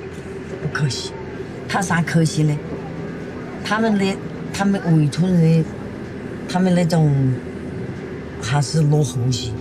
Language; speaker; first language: Chinese; native; Chinese